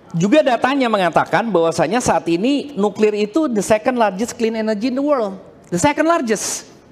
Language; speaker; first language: Indonesian; native; Indonesian